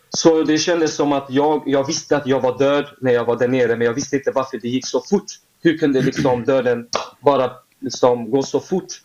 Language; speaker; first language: Swedish; early bilingual, other home language; Vietnamese